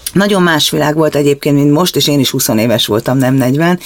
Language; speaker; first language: Hungarian; native; Hungarian